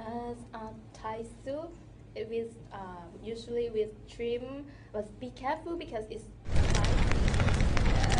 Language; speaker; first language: English; non-native, learner; Thai